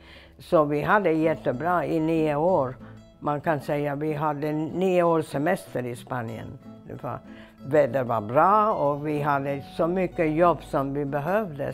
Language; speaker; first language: Swedish; non-native, fluent; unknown